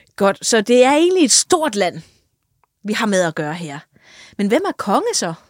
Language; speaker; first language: Danish; native; Danish